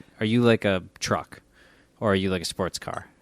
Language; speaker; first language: English; native; English